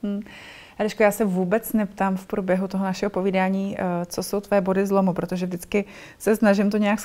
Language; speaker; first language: Czech; native; Czech